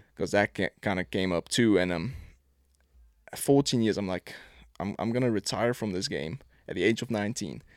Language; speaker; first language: English; non-native, local second language; Afrikaans